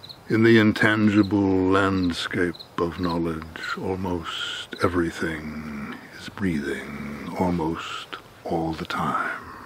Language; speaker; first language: English; native; English